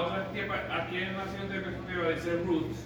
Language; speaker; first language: Spanish; native; Spanish